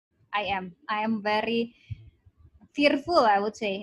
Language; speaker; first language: English; non-native, local second language; Indonesian